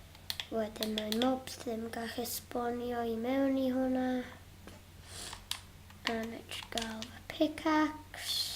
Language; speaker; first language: Welsh; non-native, local second language; English